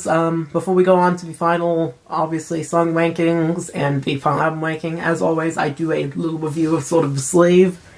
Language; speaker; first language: English; native; English